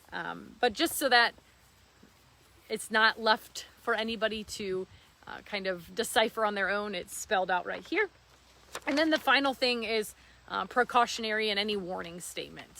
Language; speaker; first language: English; native; English